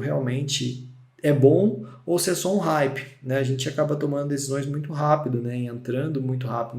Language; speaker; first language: Portuguese; native; Portuguese